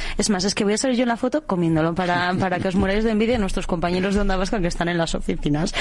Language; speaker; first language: Spanish; native; Spanish